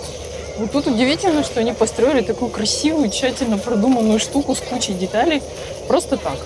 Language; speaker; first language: Russian; native; Russian